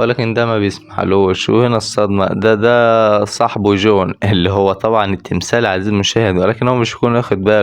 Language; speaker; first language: Arabic; native; Arabic